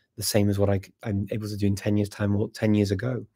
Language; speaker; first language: English; native; English